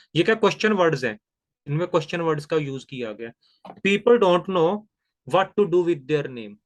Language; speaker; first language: Hindi; non-native, local second language; Punjabi